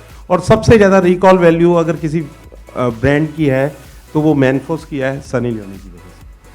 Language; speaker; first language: Hindi; native; Hindi